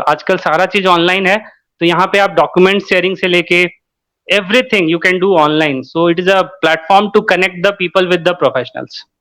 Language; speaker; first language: Hindi; native; Hindi